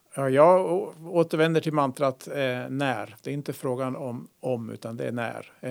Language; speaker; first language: Swedish; native; Swedish